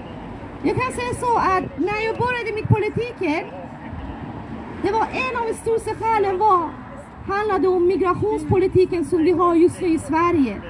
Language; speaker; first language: Swedish; non-native, fluent; Persian